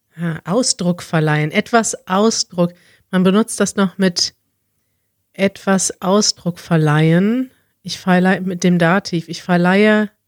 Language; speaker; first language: German; native; German